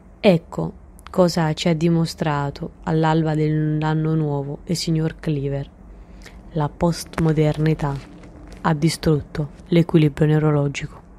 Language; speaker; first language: Italian; native; Italian